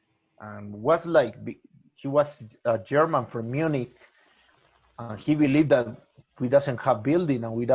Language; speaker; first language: English; non-native, learner; Spanish